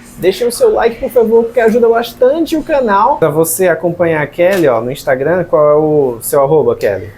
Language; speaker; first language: Portuguese; native; Portuguese